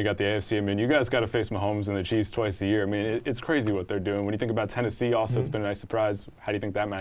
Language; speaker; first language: English; native; English